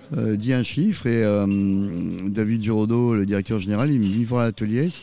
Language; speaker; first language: French; native; French